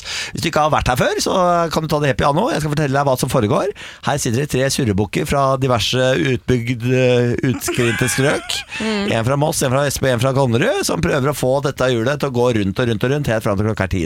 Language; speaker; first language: Norwegian; native; Norwegian